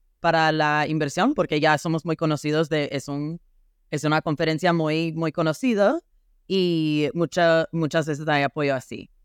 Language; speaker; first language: Spanish; non-native, fluent; English